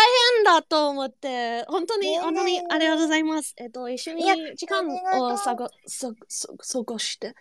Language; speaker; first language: Japanese; non-native, learner; English